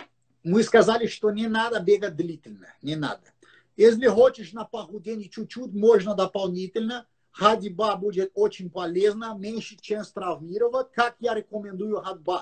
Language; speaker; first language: Russian; non-native, learner; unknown